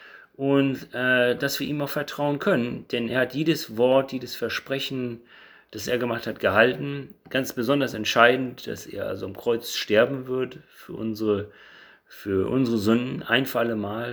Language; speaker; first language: German; native; German